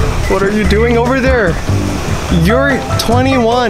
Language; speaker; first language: English; non-native, fluent; Vietnamese